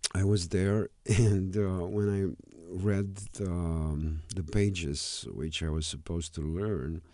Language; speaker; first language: English; non-native, fluent; Romanian